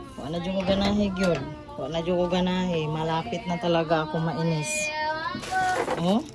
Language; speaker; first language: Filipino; non-native, local second language; Cebuano